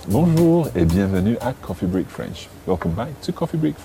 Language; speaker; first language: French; non-native, fluent; English